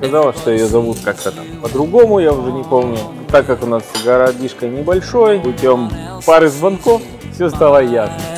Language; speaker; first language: Russian; native; Russian